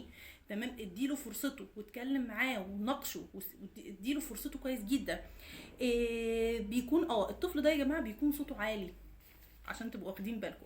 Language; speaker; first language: Arabic; native; Arabic